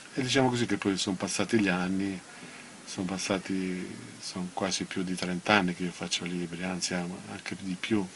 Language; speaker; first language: Italian; non-native, local second language; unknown